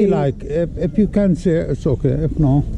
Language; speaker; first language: English; non-native, learner; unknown